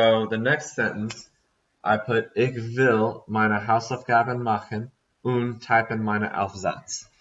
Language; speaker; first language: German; non-native, learner; English